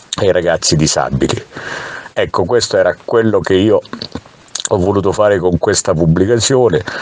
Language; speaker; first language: Italian; native; Italian